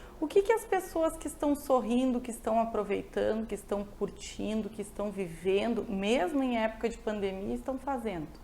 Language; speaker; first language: Portuguese; native; Portuguese